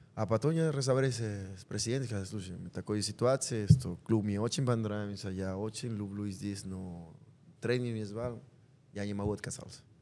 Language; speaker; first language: Russian; non-native, learner; Spanish